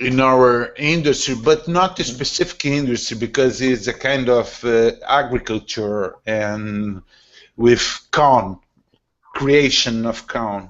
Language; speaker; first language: English; non-native, learner; Portuguese